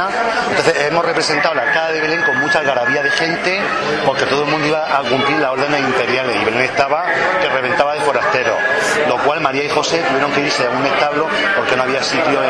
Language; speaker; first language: Spanish; native; Spanish